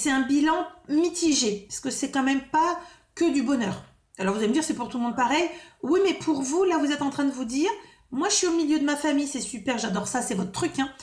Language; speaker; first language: French; native; French